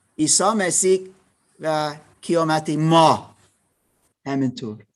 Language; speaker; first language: Persian; non-native, learner; German